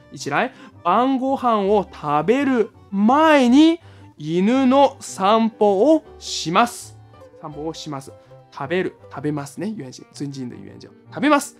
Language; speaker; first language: Japanese; non-native, fluent; Chinese